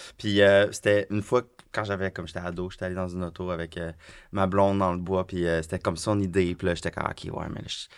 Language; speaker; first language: French; native; French